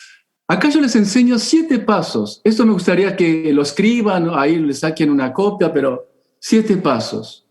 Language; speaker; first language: Spanish; non-native, fluent; Korean